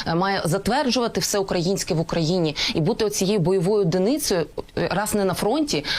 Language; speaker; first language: Ukrainian; non-native, local second language; Russian